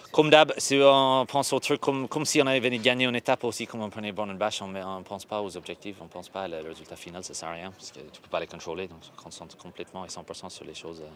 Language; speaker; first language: French; non-native, fluent; English